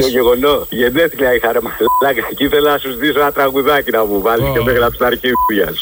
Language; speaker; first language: Greek; native; Greek